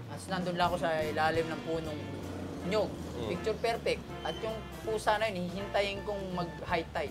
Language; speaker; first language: Filipino; native; Filipino